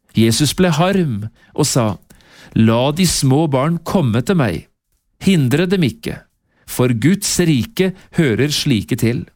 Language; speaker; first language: Norwegian; native; Norwegian